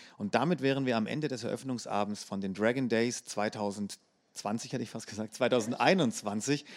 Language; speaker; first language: German; native; German